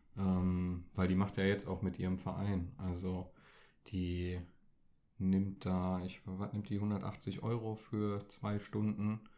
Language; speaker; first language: German; early bilingual, other home language; Turkish